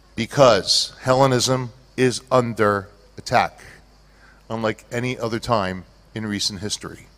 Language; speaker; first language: English; early bilingual, other home language; Greek